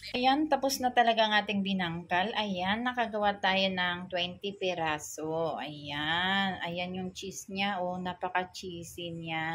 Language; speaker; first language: Filipino; non-native, local second language; Cebuano